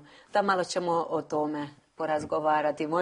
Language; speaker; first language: Serbian; early bilingual, heritage; Croatian